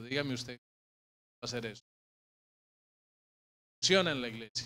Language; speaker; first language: Spanish; native; Spanish